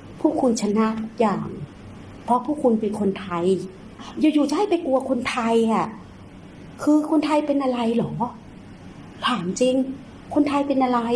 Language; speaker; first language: Thai; non-native, fluent; Burmese